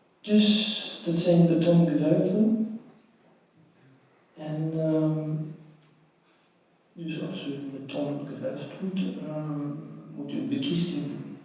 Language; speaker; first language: Dutch; non-native, local second language; French